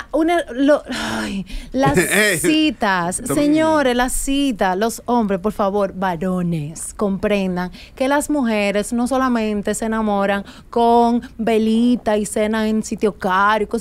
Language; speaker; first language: Spanish; native; Spanish